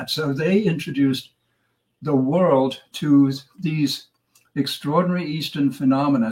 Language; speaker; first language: English; native; English